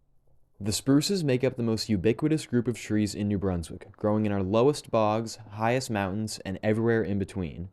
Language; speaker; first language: English; native; English